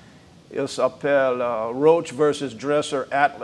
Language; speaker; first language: French; non-native, learner; English